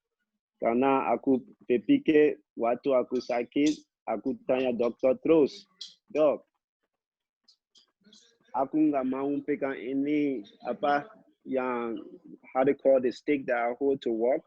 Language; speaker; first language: Indonesian; non-native, local second language; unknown